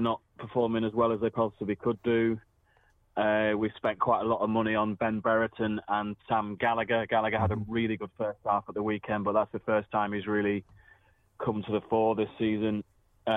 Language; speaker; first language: English; native; English